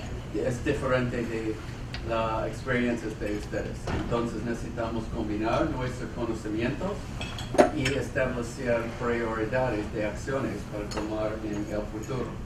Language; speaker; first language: Spanish; non-native, fluent; English